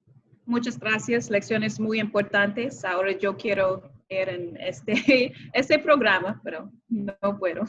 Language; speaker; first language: Spanish; non-native, fluent; English